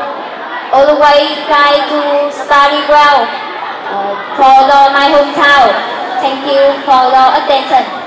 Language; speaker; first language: English; non-native, learner; Vietnamese